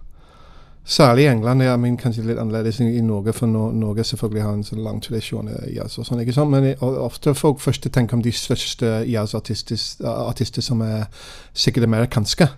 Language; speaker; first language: Norwegian; non-native, fluent; English